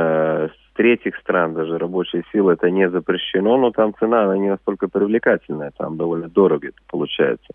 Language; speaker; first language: Russian; native; Russian